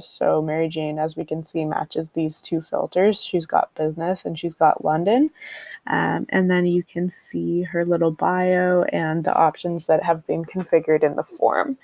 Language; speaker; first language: English; native; English